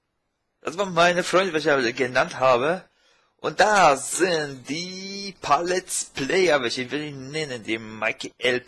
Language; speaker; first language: German; non-native, fluent; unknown